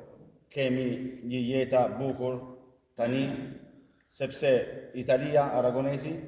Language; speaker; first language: Albanian; early bilingual, heritage; Italian